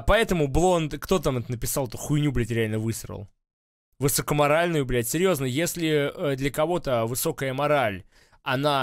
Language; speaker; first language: Russian; native; Russian